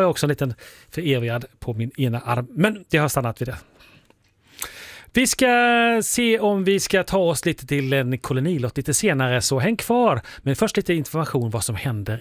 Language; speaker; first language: Swedish; native; Swedish